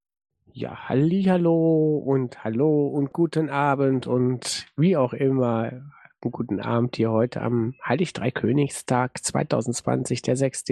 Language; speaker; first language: German; native; German